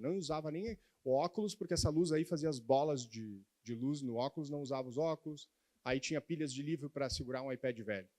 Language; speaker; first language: Portuguese; native; Portuguese